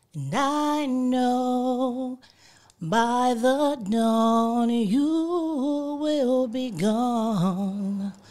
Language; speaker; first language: English; native; English